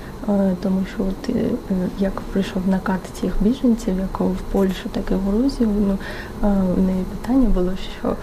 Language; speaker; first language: Ukrainian; non-native, local second language; Georgian